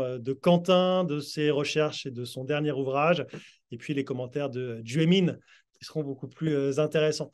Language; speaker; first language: French; native; French